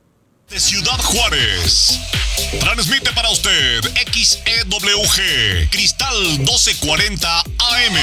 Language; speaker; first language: Spanish; native; Spanish